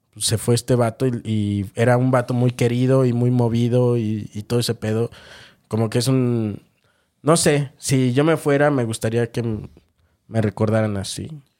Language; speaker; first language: Spanish; native; Spanish